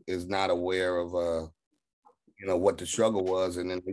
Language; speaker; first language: English; native; English